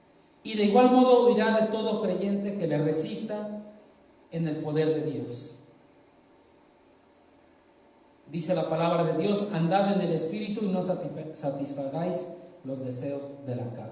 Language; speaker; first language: Spanish; native; Spanish